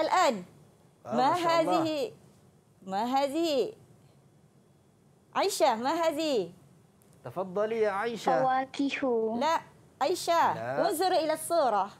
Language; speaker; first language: Arabic; non-native, fluent; Malay